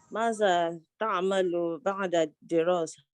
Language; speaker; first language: Arabic; non-native, learner; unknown